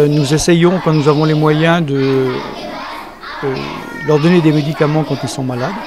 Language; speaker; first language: French; native; French